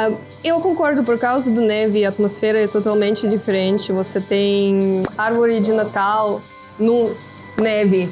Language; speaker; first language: Portuguese; non-native, fluent; Russian